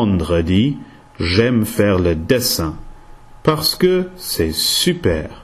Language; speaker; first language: French; non-native, learner; English